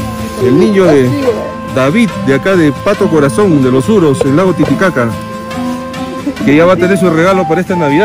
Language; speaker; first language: Spanish; native; Spanish